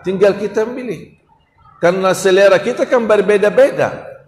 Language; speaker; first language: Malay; non-native, fluent; Arabic